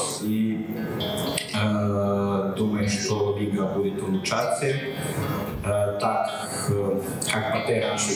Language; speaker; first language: Russian; non-native, learner; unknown